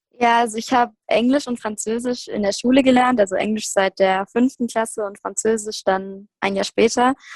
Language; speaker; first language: German; native; German